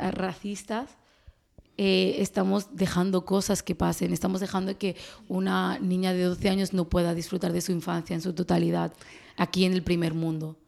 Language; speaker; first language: Spanish; early bilingual, other home language; Arabic